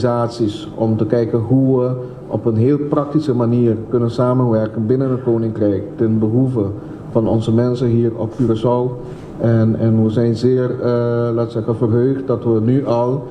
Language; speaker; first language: Dutch; non-native, local second language; Papiamento